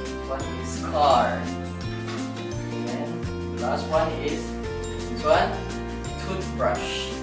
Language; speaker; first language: English; non-native, learner; Indonesian